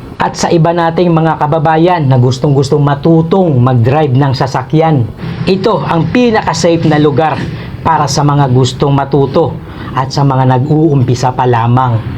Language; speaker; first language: Filipino; non-native, local second language; Hiligaynon